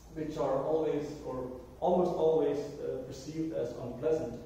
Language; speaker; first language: English; non-native, fluent; Dutch